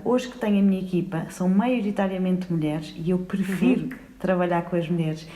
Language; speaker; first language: Portuguese; native; Portuguese